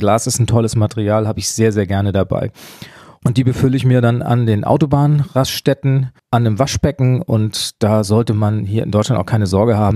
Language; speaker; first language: German; native; German